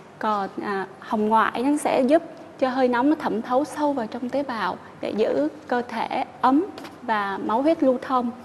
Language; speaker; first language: Vietnamese; native; Vietnamese